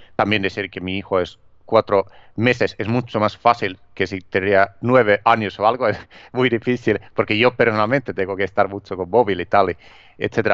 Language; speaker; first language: Spanish; non-native, fluent; Finnish